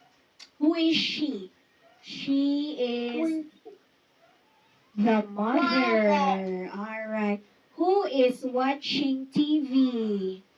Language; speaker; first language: English; non-native, fluent; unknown